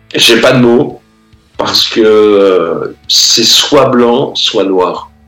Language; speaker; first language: French; native; French